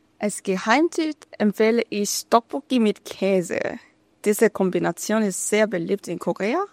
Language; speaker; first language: German; non-native, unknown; Korean